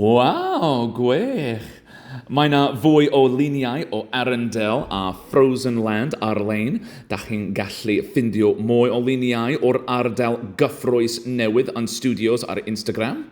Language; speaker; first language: Welsh; non-native, learner; English